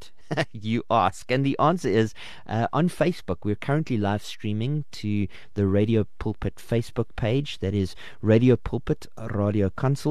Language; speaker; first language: English; native; English